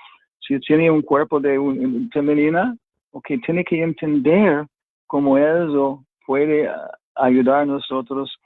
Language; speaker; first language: Spanish; non-native, fluent; English